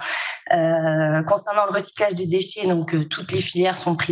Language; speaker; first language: French; native; French